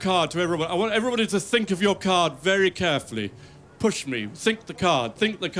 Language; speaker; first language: English; native; English